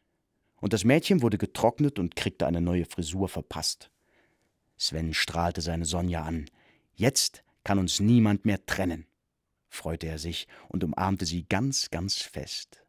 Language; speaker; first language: German; native; German